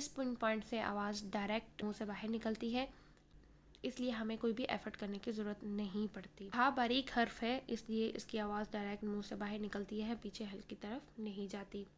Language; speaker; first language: Urdu; native; Urdu